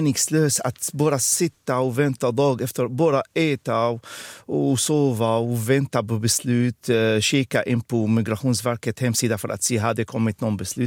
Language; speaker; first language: Swedish; non-native, fluent; Arabic